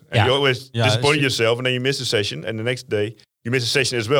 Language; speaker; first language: English; non-native, fluent; Dutch